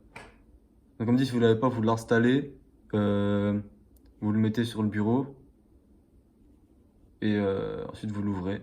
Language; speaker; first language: French; native; French